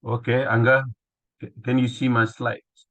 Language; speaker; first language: English; non-native, learner; Indonesian